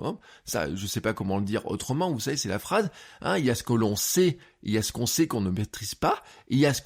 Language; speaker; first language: French; native; French